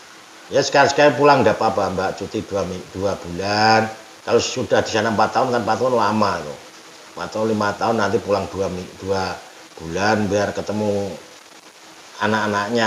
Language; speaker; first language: Indonesian; non-native, local second language; Javanese